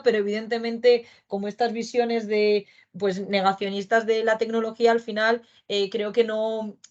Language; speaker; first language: Spanish; native; Spanish